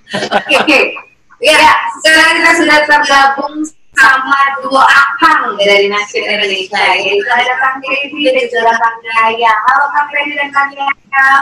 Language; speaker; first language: Indonesian; native; Indonesian